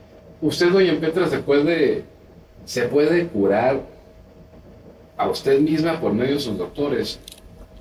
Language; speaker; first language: Spanish; native; Spanish